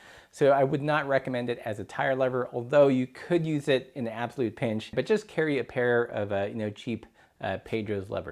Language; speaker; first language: English; native; English